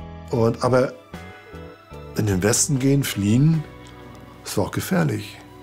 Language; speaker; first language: German; native; German